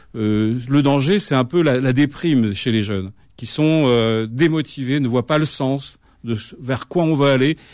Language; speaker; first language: French; native; French